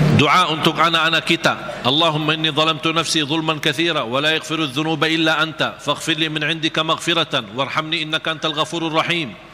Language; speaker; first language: Malay; non-native, fluent; Arabic